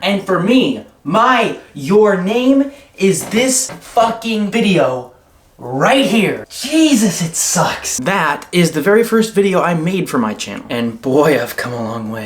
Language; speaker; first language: English; native; English